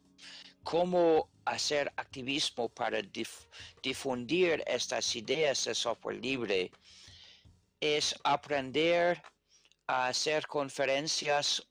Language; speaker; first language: Spanish; non-native, fluent; English